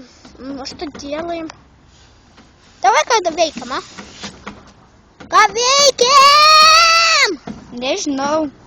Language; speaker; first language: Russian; non-native, learner; Lithuanian